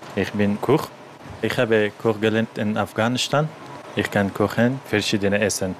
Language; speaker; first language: German; non-native, learner; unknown